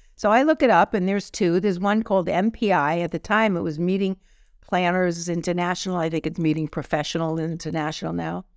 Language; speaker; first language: English; native; English